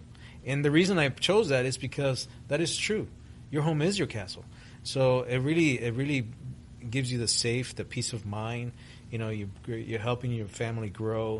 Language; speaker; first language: English; early bilingual, other home language; Spanish